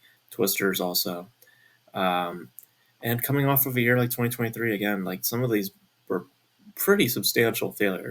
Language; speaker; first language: English; native; English